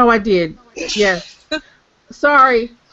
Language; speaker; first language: English; native; English